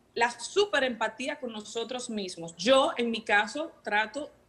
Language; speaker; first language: Spanish; native; Spanish